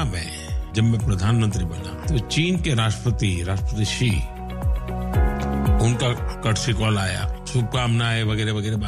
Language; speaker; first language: Hindi; non-native, local second language; Gujarati